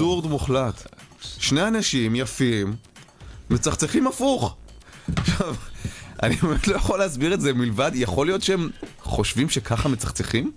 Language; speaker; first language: Hebrew; native; Hebrew